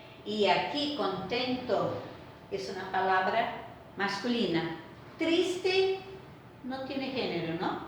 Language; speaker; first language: Spanish; non-native, fluent; Portuguese